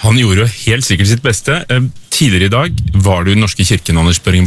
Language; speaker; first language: Norwegian; native; Norwegian